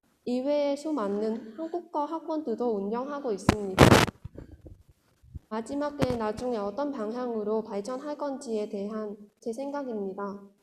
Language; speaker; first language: Korean; non-native, fluent; Vietnamese